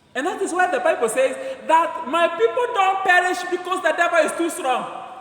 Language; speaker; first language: English; non-native, local second language; Swahili